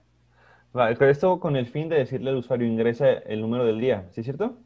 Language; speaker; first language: Spanish; native; Spanish